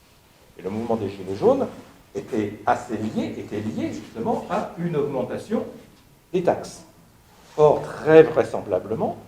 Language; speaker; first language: French; native; French